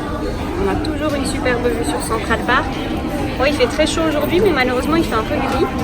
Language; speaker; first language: French; native; French